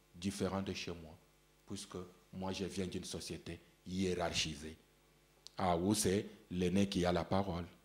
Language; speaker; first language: French; non-native, local second language; Luba-Lulua